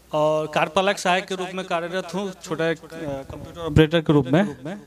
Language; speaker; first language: Hindi; native; Hindi